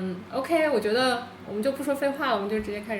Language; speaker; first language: Chinese; native; Chinese